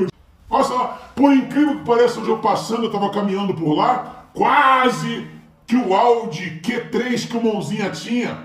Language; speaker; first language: Portuguese; native; Portuguese